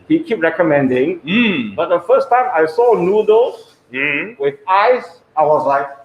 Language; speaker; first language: English; non-native, fluent; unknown